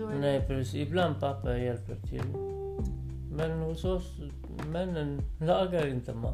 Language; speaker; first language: Swedish; non-native, fluent; Kurdish